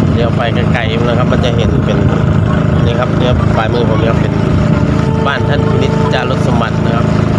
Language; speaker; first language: Thai; native; Thai